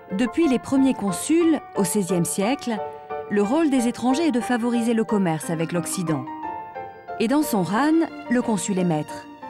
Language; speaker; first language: French; native; French